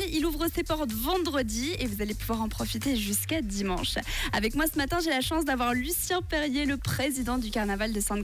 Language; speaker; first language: French; native; French